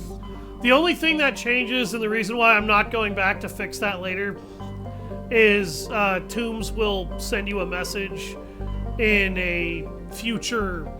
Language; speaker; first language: English; native; English